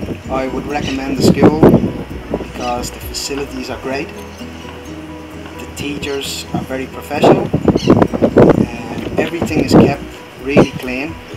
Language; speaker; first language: English; native; English